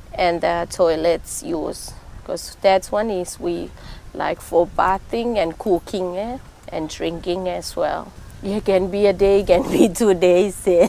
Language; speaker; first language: English; non-native, fluent; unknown